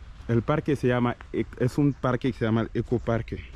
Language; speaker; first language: Spanish; non-native, learner; French